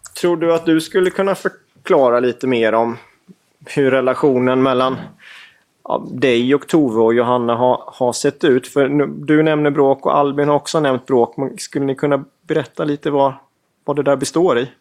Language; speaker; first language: Swedish; native; Swedish